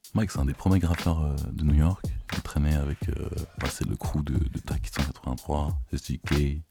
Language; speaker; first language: French; native; French